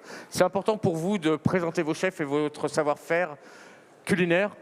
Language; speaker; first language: French; native; French